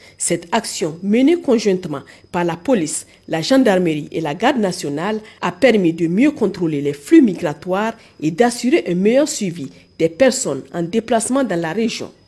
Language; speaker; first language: French; non-native, local second language; Hausa